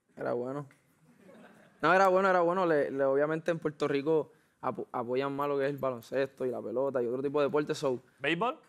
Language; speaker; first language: Spanish; native; Spanish